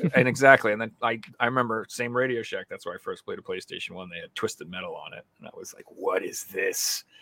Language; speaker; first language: English; native; English